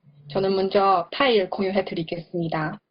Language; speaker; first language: Korean; non-native, fluent; Chinese